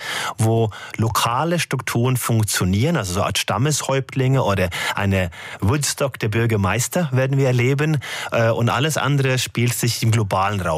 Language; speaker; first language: German; non-native, fluent; Norwegian